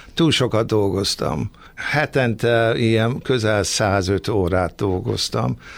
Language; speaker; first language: Hungarian; early bilingual, heritage; Hungarian